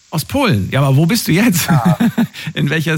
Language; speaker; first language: German; native; German